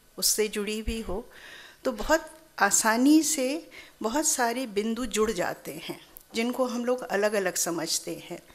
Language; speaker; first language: Hindi; native; Hindi